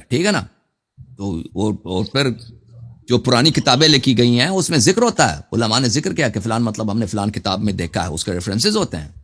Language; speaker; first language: Urdu; non-native, fluent; Persian